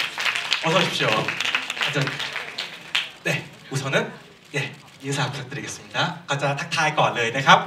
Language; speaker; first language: Korean; non-native, fluent; Thai